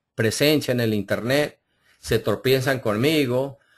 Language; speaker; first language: Spanish; early bilingual, heritage; Spanish